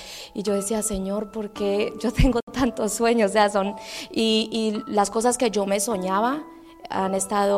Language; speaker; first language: Spanish; native; Spanish